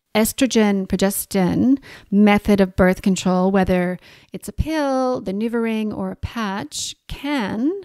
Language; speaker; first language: English; native; English